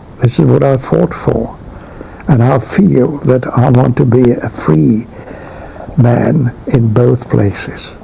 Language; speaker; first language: English; non-native, fluent; Czech